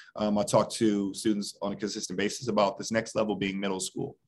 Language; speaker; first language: English; native; English